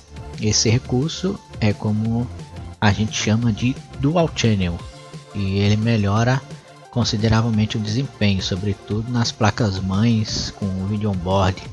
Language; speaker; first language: Portuguese; native; Portuguese